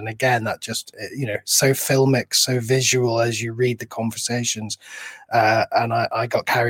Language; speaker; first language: English; native; English